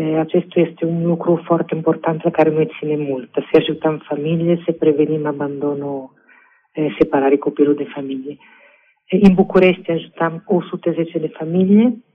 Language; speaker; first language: Romanian; non-native, fluent; Italian